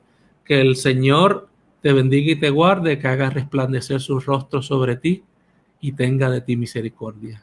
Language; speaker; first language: Spanish; native; Spanish